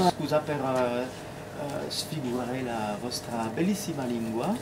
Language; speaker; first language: Italian; non-native, fluent; French